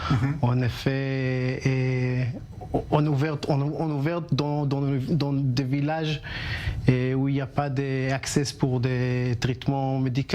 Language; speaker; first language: French; non-native, learner; Hebrew